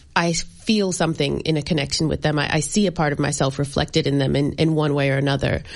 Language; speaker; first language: English; native; English